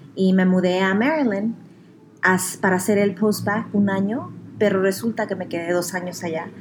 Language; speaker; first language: Spanish; early bilingual, heritage; Spanish